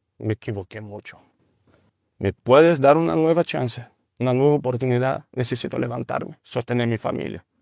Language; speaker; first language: Spanish; non-native, fluent; Portuguese